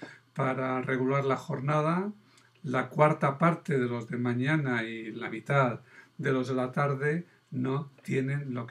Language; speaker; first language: Spanish; native; Spanish